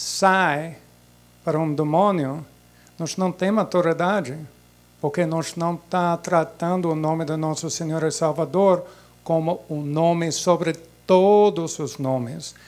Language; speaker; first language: Portuguese; non-native, fluent; English